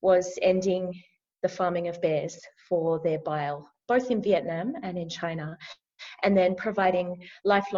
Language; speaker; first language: English; native; English